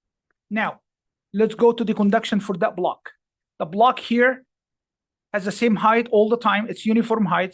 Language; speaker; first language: English; non-native, fluent; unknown